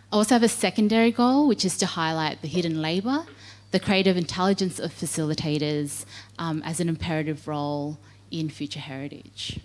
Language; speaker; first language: English; native; English